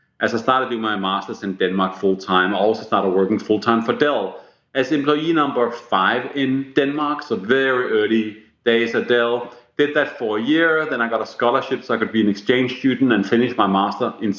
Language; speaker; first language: English; non-native, fluent; Danish